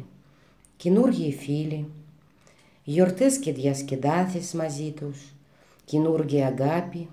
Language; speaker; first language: Greek; non-native, fluent; Russian